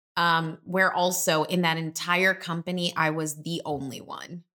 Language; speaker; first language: English; native; English